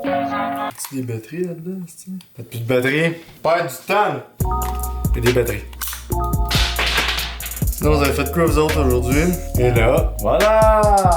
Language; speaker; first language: French; native; French